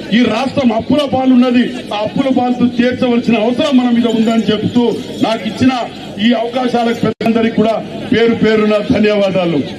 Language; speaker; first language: Telugu; non-native, local second language; Lambadi